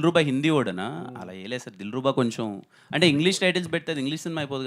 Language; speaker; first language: Telugu; native; Telugu